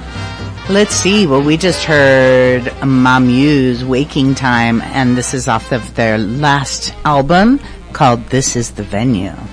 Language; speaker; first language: English; native; English